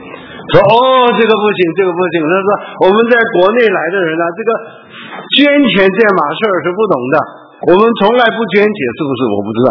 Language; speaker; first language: Chinese; early bilingual, heritage; Chinese